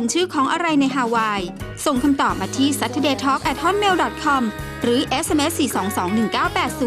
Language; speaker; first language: Thai; native; Thai